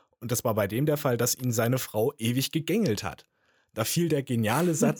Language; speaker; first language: German; native; German